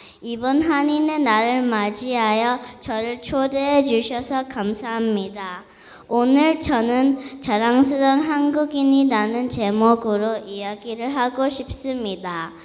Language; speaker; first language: Korean; early bilingual, heritage; Korean